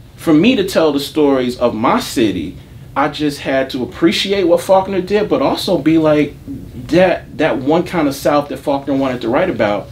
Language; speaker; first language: English; native; English